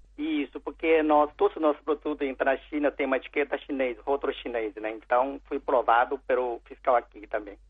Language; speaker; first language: Portuguese; non-native, learner; Chinese